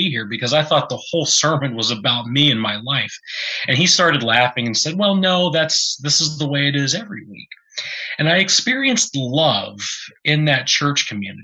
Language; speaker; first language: English; native; English